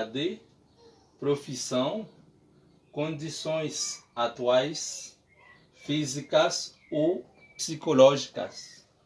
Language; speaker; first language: Portuguese; non-native, learner; Haitian Creole